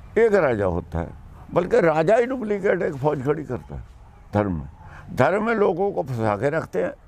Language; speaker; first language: Hindi; non-native, local second language; Punjabi